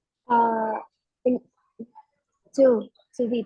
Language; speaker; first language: English; non-native, learner; Vietnamese